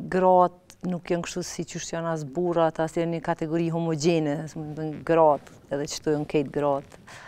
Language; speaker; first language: Albanian; native; Albanian